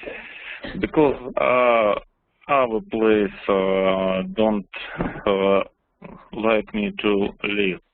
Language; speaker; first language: English; non-native, learner; Russian